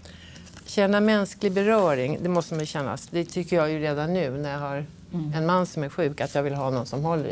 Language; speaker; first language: Swedish; native; Swedish